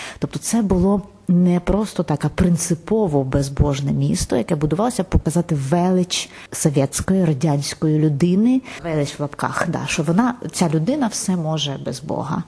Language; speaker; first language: Ukrainian; non-native, local second language; Russian